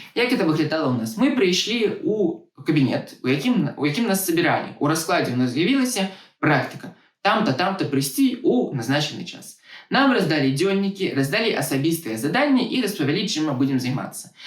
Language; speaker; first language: Belarusian; non-native, local second language; Russian